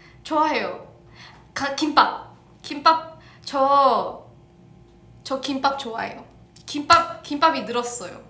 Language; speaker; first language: Korean; early bilingual, heritage; English